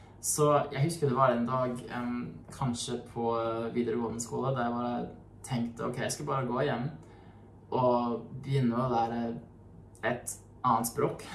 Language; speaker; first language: Norwegian; non-native, fluent; English